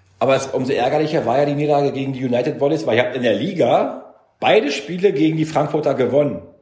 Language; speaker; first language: German; native; German